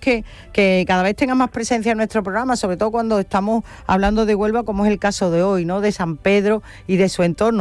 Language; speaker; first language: Spanish; native; Spanish